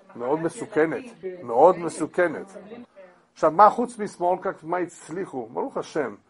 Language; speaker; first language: Hebrew; non-native, fluent; English